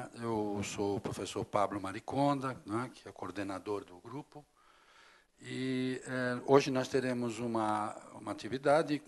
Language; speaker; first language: Portuguese; native; Portuguese